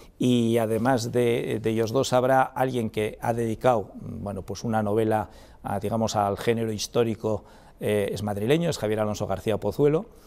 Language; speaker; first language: Spanish; native; Spanish